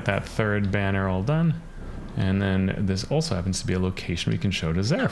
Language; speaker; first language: English; native; English